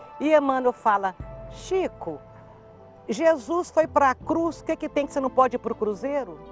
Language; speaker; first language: Portuguese; native; Portuguese